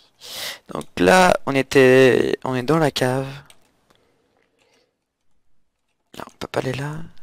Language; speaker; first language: French; native; French